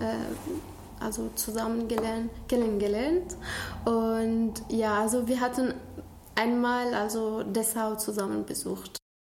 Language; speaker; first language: German; non-native, learner; Arabic